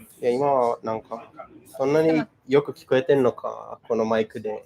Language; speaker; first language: Japanese; non-native, learner; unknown